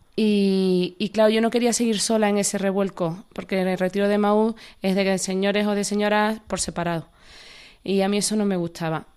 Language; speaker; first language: Spanish; native; Spanish